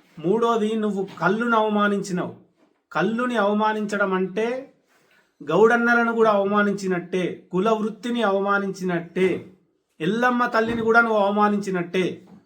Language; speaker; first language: Telugu; native; Telugu